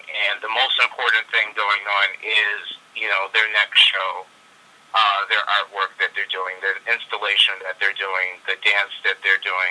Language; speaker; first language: English; native; English